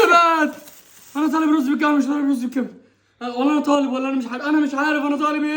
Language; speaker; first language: Arabic; native; Arabic